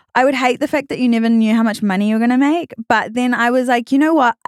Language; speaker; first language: English; native; English